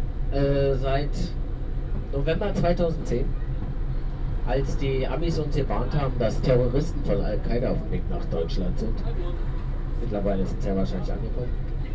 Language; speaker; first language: German; native; German